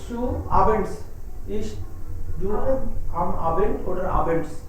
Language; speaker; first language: German; non-native, fluent; Hindi